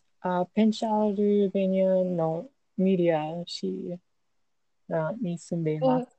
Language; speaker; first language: Japanese; non-native, learner; English